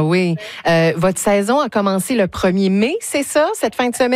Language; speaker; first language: French; native; French